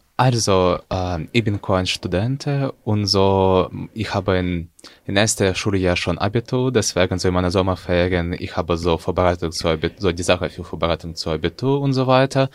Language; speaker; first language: German; non-native, learner; Ukrainian